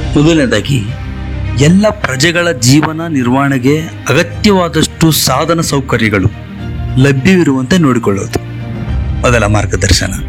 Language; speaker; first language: Kannada; native; Kannada